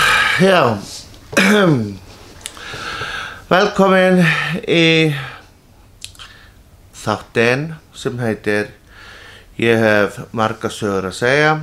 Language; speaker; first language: Icelandic; non-native, fluent; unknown